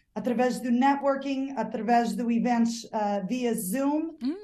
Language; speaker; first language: Portuguese; non-native, fluent; English